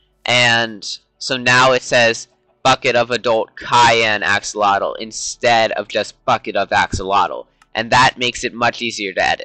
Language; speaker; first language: English; native; English